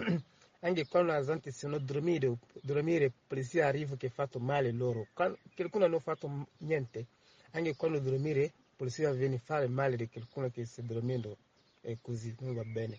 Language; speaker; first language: Italian; non-native, learner; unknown